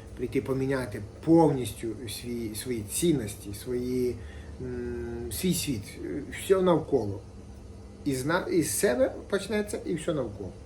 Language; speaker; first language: Ukrainian; native; Ukrainian